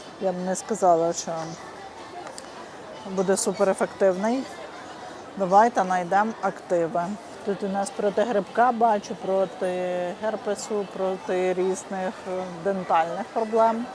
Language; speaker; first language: Ukrainian; native; Ukrainian